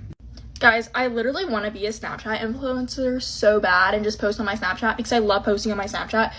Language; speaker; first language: English; native; English